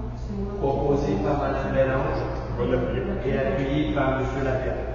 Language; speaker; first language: French; native; French